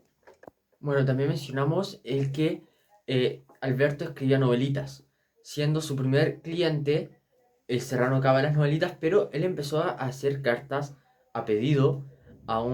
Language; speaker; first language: Spanish; native; Spanish